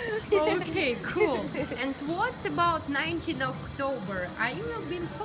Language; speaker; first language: English; non-native, learner; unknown